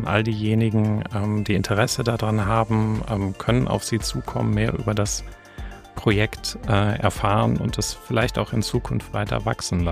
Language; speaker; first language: German; native; German